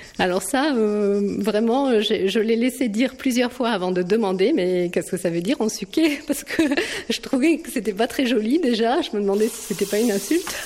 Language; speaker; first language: French; native; French